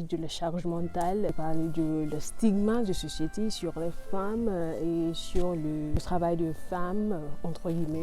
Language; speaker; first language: French; non-native, learner; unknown